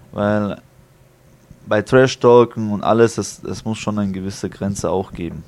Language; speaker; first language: German; early bilingual, other home language; Chechen